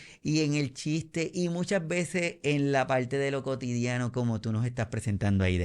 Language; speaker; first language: Spanish; native; Spanish